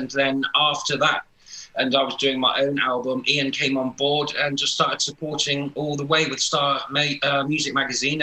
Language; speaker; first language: English; native; English